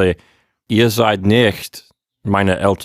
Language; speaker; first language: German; non-native, learner; English